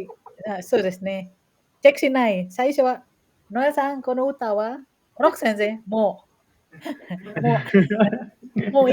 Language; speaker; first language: Japanese; non-native, fluent; Indonesian